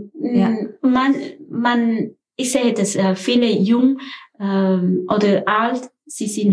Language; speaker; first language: German; non-native, learner; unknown